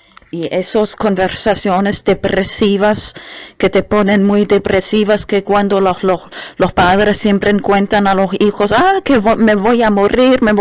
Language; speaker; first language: Spanish; non-native, fluent; German